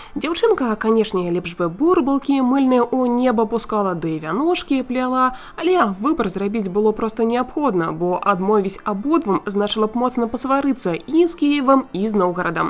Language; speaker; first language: Belarusian; native; Belarusian